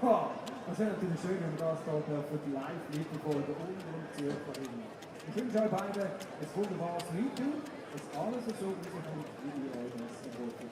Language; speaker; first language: German; native; German